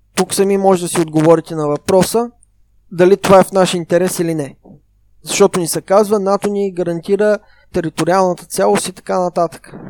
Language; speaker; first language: Bulgarian; native; Bulgarian